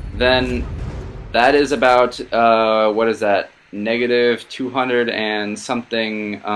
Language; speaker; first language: English; early bilingual, other home language; German